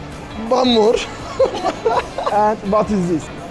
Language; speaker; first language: English; non-native, learner; Turkish